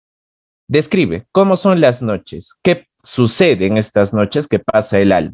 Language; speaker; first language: Spanish; native; Spanish